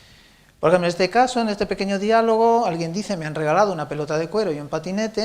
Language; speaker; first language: Spanish; native; Spanish